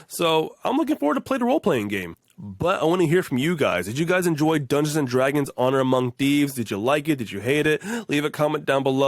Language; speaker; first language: English; native; English